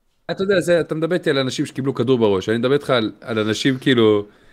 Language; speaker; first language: Hebrew; native; Hebrew